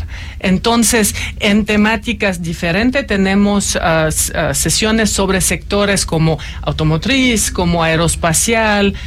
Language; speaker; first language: Spanish; non-native, fluent; French